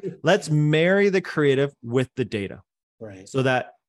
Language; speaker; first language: English; non-native, fluent; Cantonese